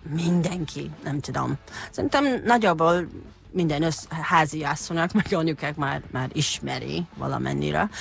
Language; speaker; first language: Hungarian; non-native, fluent; Japanese